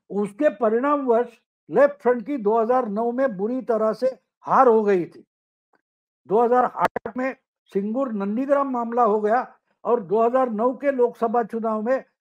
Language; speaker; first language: Hindi; non-native, local second language; Marathi